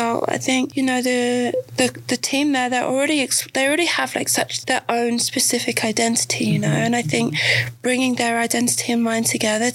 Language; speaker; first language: English; native; English